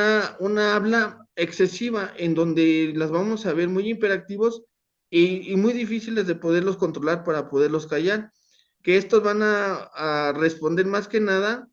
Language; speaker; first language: Spanish; native; Spanish